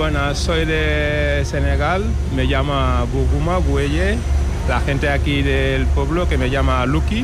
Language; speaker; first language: Spanish; non-native, learner; Wolof